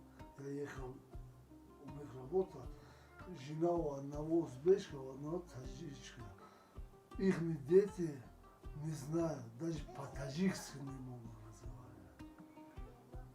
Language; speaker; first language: Russian; non-native, local second language; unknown